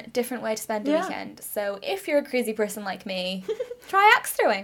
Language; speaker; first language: English; native; English